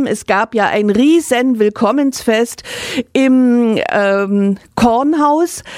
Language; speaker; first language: German; native; German